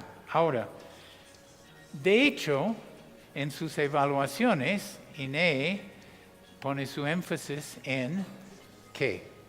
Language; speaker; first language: Spanish; non-native, fluent; English